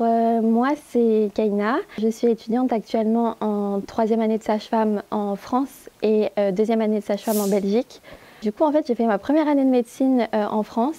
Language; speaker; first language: French; native; French